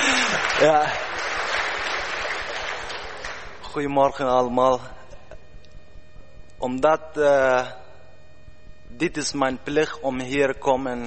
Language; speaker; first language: Dutch; non-native, learner; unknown